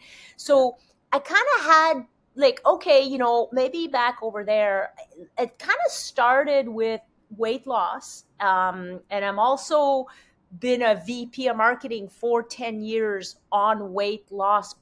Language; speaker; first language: English; non-native, fluent; French